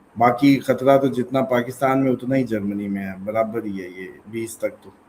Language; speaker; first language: Urdu; native; Urdu